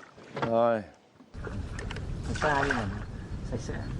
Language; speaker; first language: Vietnamese; native; Vietnamese